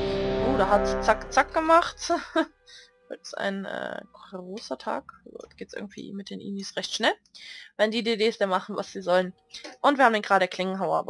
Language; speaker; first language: German; native; German